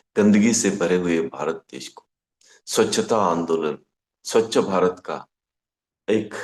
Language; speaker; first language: Hindi; non-native, local second language; Kannada